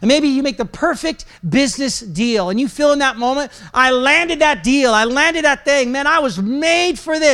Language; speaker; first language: English; native; English